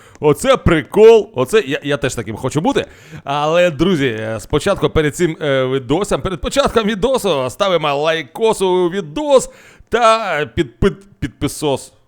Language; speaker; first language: Ukrainian; native; Ukrainian